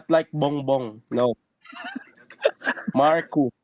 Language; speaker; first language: English; non-native, learner; Filipino